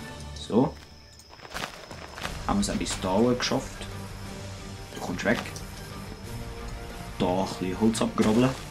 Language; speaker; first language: German; native; German